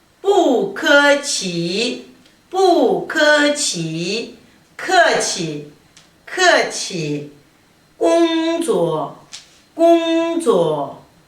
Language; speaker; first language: Chinese; non-native, fluent; Kazakh